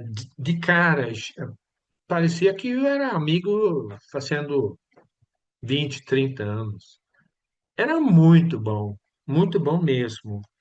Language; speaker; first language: Portuguese; non-native, fluent; Swedish